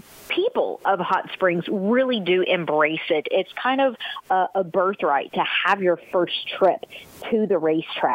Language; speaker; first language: English; native; English